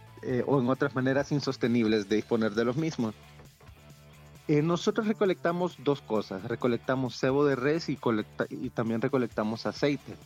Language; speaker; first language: Spanish; native; Spanish